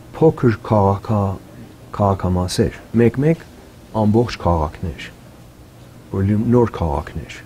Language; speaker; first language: Armenian; early bilingual, heritage; Armenian